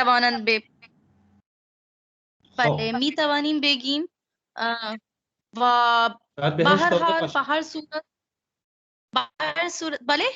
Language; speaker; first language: Persian; non-native, learner; Urdu